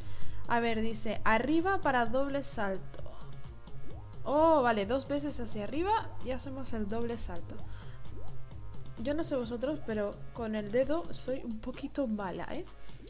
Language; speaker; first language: Spanish; native; Spanish